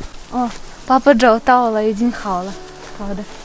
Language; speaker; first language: Chinese; non-native, fluent; Russian